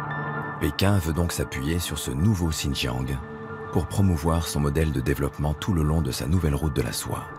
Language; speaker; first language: French; native; French